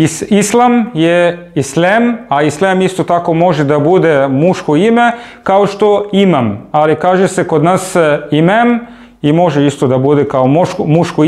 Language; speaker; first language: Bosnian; non-native, fluent; Arabic